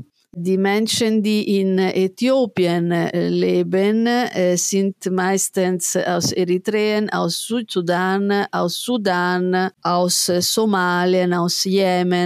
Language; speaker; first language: German; non-native, fluent; Italian